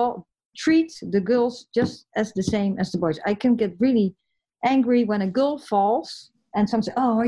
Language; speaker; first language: English; non-native, fluent; Dutch